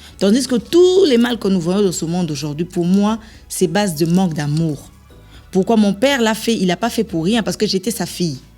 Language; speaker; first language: French; non-native, local second language; Lingala